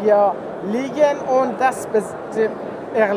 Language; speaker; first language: German; non-native, learner; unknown